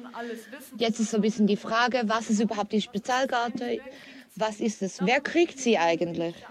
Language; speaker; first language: German; non-native, learner; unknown